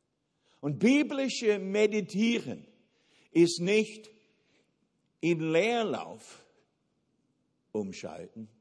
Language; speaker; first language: German; non-native, fluent; English